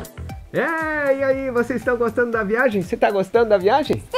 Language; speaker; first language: Portuguese; native; Portuguese